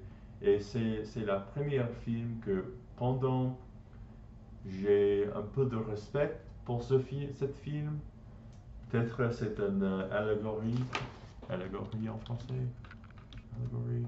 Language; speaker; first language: French; non-native, learner; English